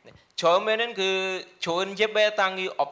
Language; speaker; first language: Korean; non-native, learner; Khmer